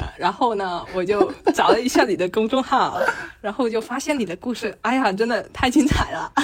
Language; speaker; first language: Chinese; non-native, local second language; Cantonese